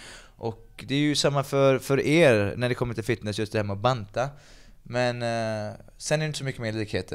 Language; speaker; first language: Swedish; native; Swedish